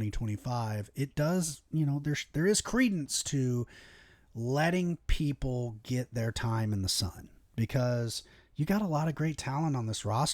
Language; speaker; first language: English; native; English